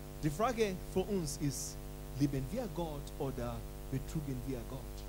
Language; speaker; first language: German; non-native, learner; English